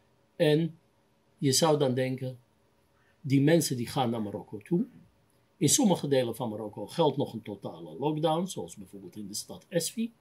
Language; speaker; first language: Dutch; native; Dutch